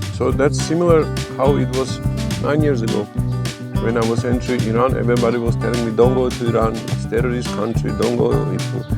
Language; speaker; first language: English; non-native, fluent; Croatian